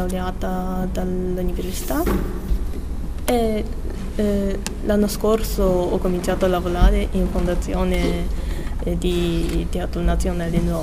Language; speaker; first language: Italian; non-native, learner; Japanese